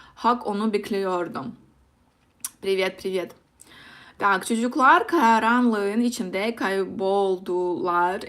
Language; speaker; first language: Turkish; non-native, learner; Russian